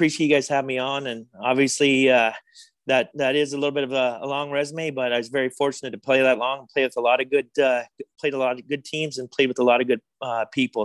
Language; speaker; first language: English; native; English